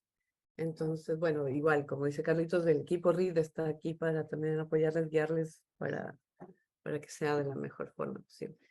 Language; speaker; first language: Spanish; native; Spanish